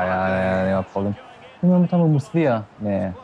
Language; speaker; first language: Macedonian; early bilingual, heritage; German